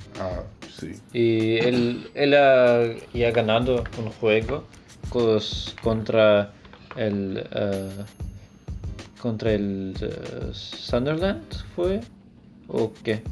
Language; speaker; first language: Spanish; non-native, learner; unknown